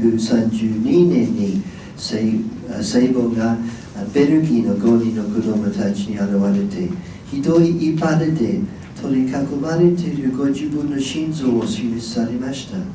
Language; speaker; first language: Japanese; non-native, fluent; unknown